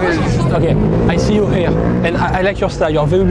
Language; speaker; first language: English; non-native, learner; French